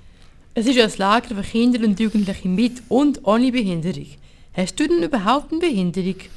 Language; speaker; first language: German; native; German